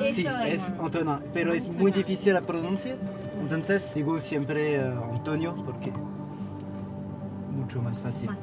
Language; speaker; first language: Spanish; non-native, learner; French